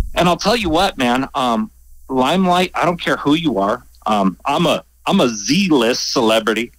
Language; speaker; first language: English; native; English